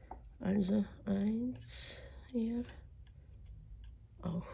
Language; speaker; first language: German; non-native, fluent; Croatian